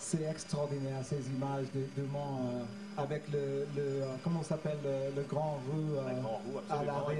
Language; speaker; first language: French; non-native, fluent; English